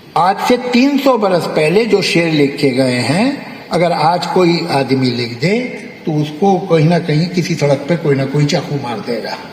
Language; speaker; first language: Urdu; native; Urdu